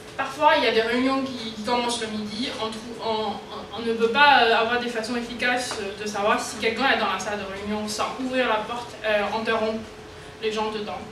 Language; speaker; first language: French; non-native, fluent; Chinese